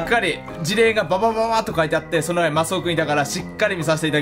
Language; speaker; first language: Japanese; native; Japanese